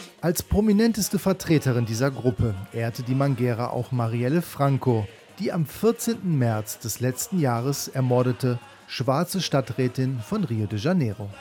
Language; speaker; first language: German; native; German